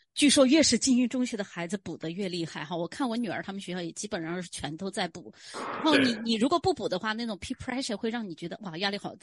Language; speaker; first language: Chinese; native; Chinese